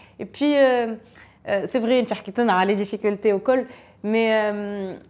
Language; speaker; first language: French; non-native, local second language; Arabic